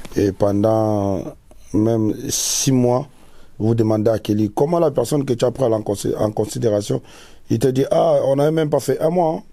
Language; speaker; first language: French; non-native, local second language; Lingala